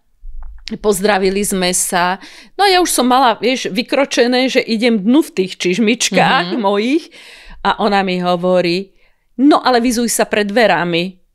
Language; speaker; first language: Slovak; native; Slovak